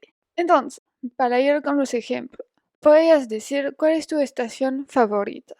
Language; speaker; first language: Spanish; non-native, fluent; French